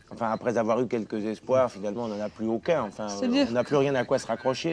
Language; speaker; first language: French; native; French